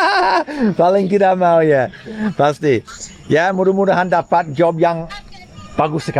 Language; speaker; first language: Indonesian; non-native, fluent; English